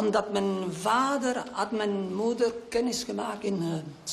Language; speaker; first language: Dutch; non-native, local second language; French